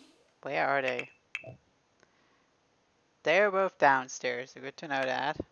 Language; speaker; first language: English; non-native, fluent; German